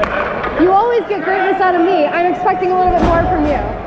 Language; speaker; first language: English; native; English